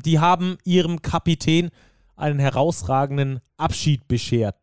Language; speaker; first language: German; native; German